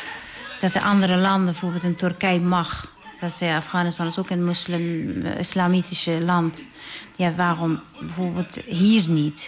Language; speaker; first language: Dutch; non-native, learner; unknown